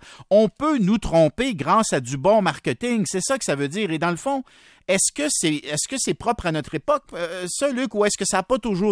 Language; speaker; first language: French; native; French